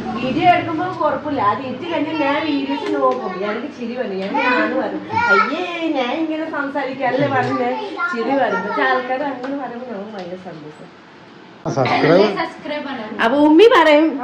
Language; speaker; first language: Malayalam; non-native, learner; Nepali